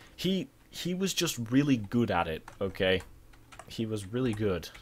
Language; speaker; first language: English; native; English